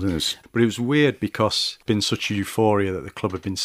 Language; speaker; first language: English; native; English